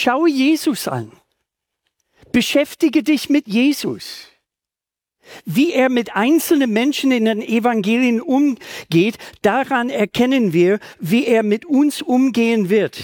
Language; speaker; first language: German; native; German